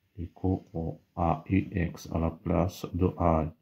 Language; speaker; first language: French; non-native, local second language; Arabic